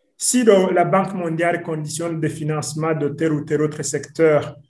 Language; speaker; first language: French; non-native, local second language; Rundi